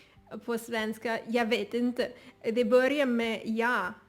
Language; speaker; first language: Swedish; non-native, learner; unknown